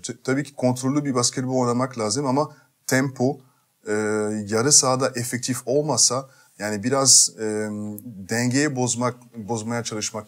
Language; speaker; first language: Turkish; non-native, fluent; French